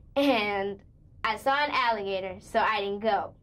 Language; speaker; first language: English; native; English